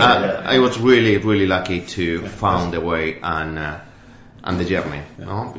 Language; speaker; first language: English; non-native, fluent; Spanish